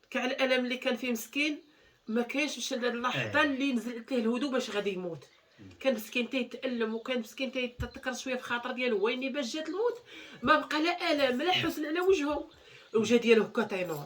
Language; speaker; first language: Arabic; native; Arabic